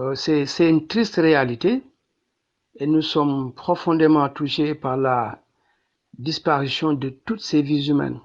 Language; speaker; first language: French; non-native, local second language; Wolof